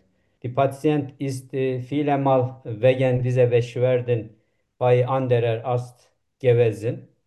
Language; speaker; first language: German; non-native, learner; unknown